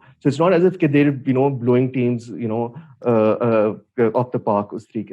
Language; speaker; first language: English; non-native, local second language; Urdu